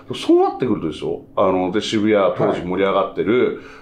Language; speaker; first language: Japanese; native; Japanese